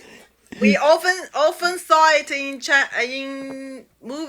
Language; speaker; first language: English; non-native, learner; Chinese